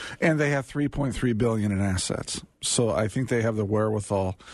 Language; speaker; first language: English; native; English